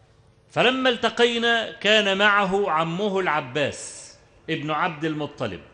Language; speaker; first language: Arabic; native; Arabic